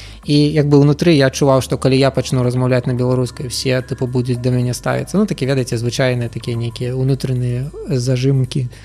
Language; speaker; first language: Belarusian; non-native, local second language; Russian